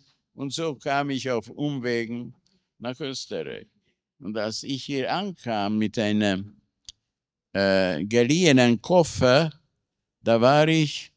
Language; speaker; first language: German; non-native, fluent; Hungarian